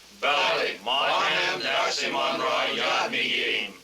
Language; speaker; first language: Persian; non-native, learner; English